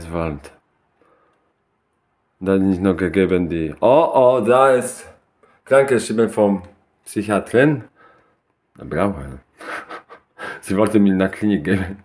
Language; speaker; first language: German; non-native, learner; Polish